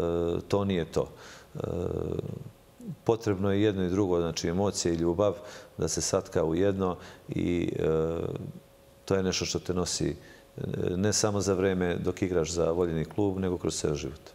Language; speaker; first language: Serbian; native; Serbian